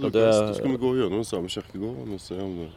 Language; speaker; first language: Norwegian; native; Norwegian